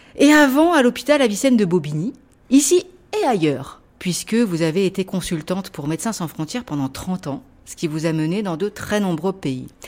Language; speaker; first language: French; native; French